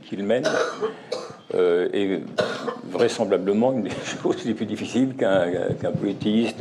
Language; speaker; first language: French; native; French